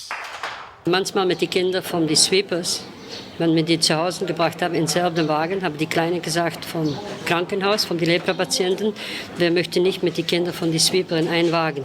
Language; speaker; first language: German; non-native, fluent; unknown